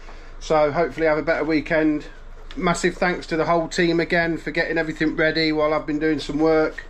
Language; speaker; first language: English; native; English